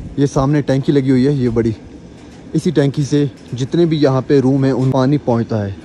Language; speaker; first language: Urdu; non-native, local second language; Punjabi